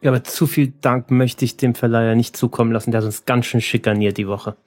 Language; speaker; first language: German; native; German